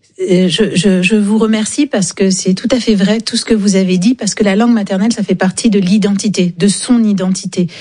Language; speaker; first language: French; native; French